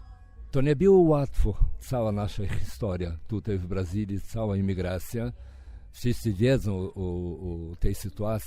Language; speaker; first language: Polish; non-native, fluent; Portuguese